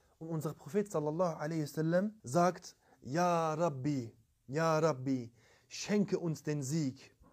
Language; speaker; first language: German; early bilingual, other home language; Turkish